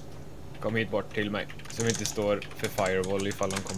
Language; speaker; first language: Swedish; native; Swedish